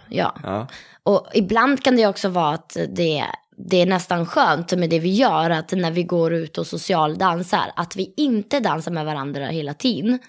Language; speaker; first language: Swedish; non-native, fluent; Italian